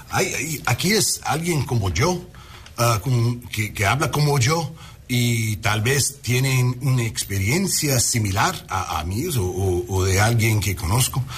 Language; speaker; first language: Spanish; non-native, learner; English